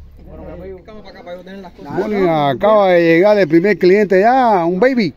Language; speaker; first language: Spanish; native; Spanish